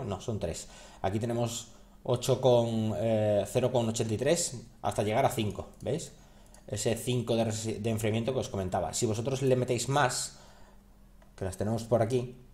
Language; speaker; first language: Spanish; native; Spanish